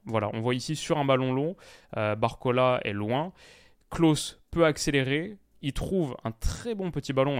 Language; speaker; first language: French; native; French